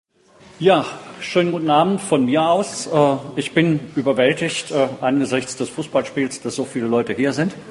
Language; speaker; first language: German; native; German